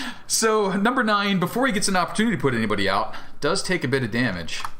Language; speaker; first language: English; native; English